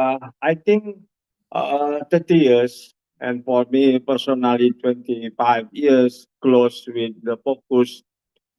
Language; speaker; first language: English; non-native, learner; Indonesian